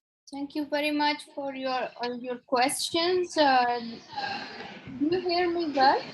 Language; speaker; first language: English; non-native, fluent; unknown